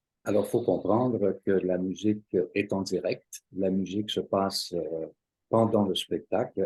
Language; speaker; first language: French; native; French